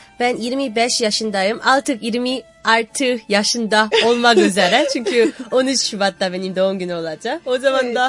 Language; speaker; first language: Turkish; non-native, learner; Korean